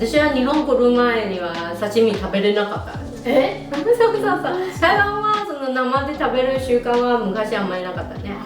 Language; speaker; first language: Japanese; non-native, fluent; Chinese